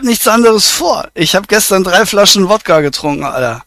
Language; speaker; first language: German; native; German